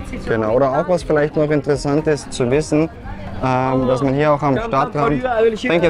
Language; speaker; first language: German; native; German